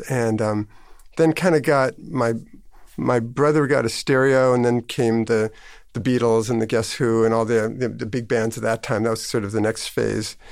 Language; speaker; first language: English; native; English